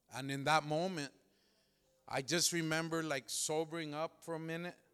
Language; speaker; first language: English; early bilingual, other home language; Spanish